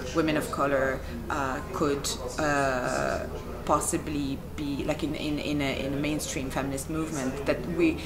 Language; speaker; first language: English; non-native, fluent; Arabic